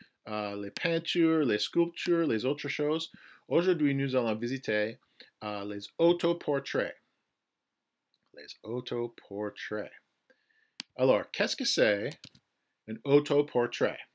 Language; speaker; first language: French; non-native, fluent; English